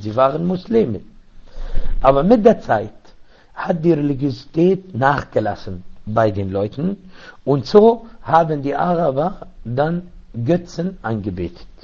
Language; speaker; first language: German; non-native, fluent; Arabic